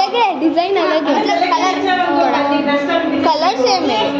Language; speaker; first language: Hindi; native; Hindi